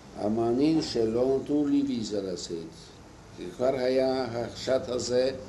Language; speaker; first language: Hebrew; non-native, fluent; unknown